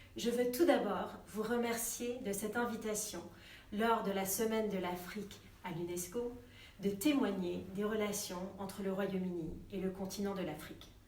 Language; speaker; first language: French; non-native, fluent; English